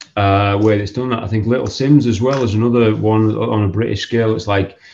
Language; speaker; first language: English; native; English